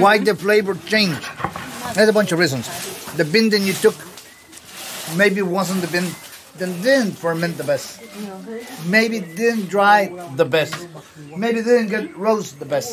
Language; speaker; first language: English; non-native, fluent; Spanish